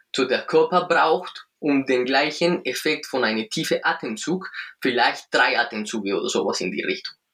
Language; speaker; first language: German; non-native, fluent; Spanish